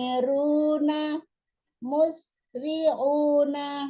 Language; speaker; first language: Arabic; non-native, learner; Indonesian